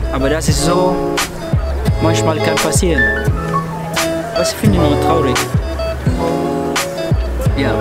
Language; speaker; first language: German; non-native, learner; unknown